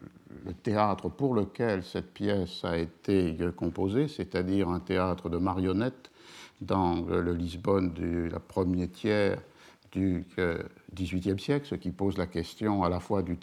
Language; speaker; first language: French; native; French